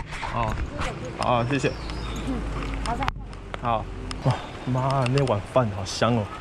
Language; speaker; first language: Chinese; native; Chinese